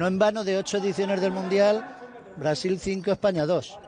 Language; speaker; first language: Spanish; native; Spanish